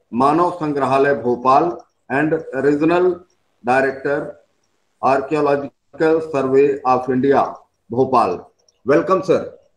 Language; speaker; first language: English; non-native, local second language; Hindi